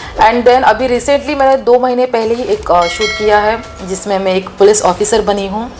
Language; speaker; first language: Hindi; early bilingual, other home language; Nepali